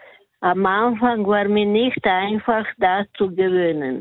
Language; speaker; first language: German; non-native, fluent; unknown